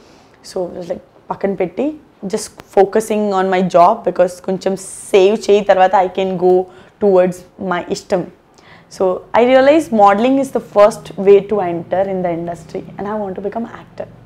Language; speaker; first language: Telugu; non-native, learner; Gujarati